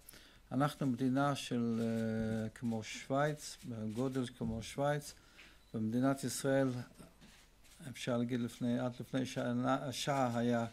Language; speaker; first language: Hebrew; non-native, fluent; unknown